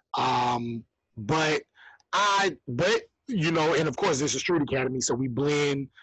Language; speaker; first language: English; native; English